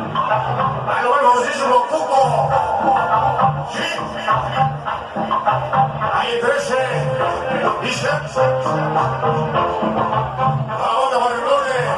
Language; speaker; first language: Spanish; native; Spanish